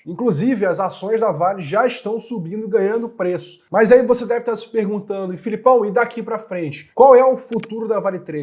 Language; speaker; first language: Portuguese; native; Portuguese